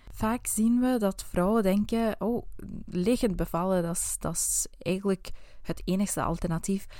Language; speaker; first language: Dutch; native; Dutch